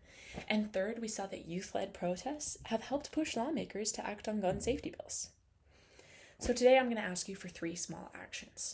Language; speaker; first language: English; native; English